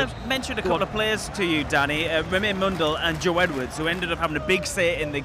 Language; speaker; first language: English; native; English